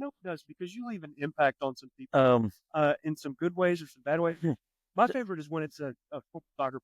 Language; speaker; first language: English; native; English